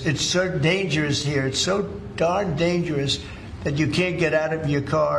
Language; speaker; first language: English; native; English